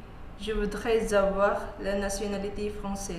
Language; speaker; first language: French; non-native, learner; Filipino